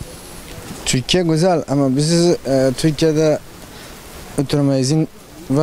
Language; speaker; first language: Turkish; non-native, learner; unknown